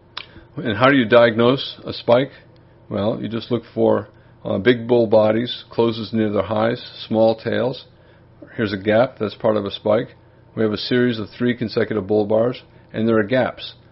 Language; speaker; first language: English; native; English